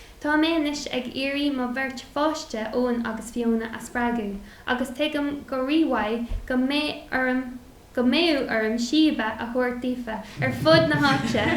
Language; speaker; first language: Irish; non-native, local second language; English